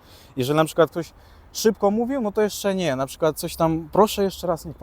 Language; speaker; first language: Polish; early bilingual, other home language; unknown